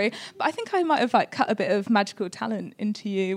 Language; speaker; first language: English; native; English